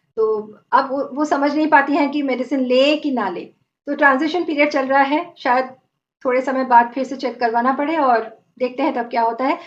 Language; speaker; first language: Hindi; non-native, local second language; Bangla